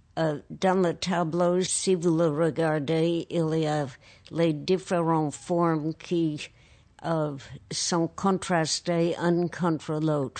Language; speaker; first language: French; non-native, fluent; English